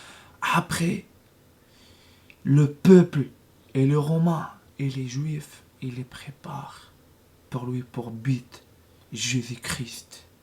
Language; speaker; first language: French; non-native, learner; Arabic